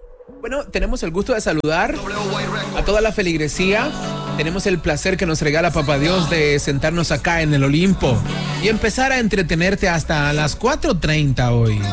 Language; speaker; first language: Spanish; native; Spanish